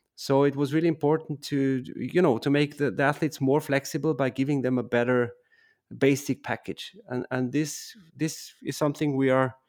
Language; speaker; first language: English; non-native, fluent; German